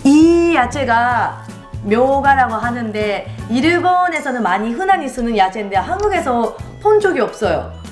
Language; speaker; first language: Korean; non-native, fluent; Japanese